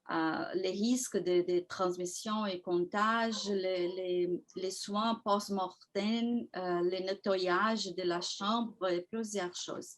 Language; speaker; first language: French; non-native, fluent; Portuguese